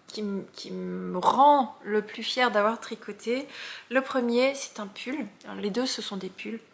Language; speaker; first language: French; native; French